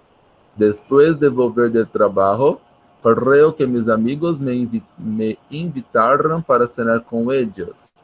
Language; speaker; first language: Spanish; non-native, fluent; Portuguese